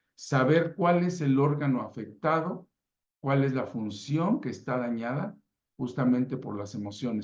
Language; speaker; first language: Spanish; native; Spanish